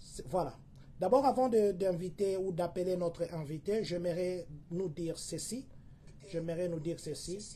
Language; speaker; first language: French; non-native, local second language; Lingala